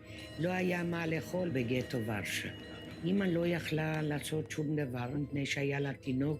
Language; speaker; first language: Hebrew; early bilingual, other home language; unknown